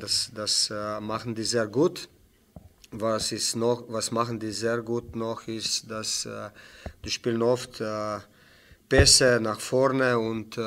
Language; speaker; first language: German; non-native, fluent; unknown